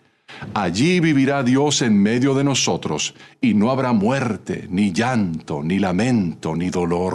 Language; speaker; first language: Spanish; native; Spanish